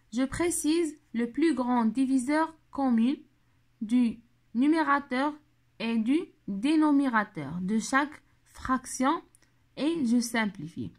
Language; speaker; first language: French; non-native, local second language; Arabic